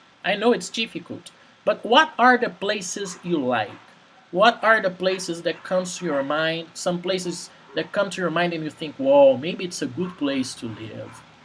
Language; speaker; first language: English; non-native, fluent; Portuguese